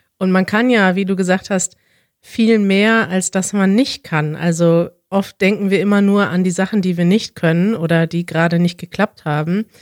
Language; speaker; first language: German; native; German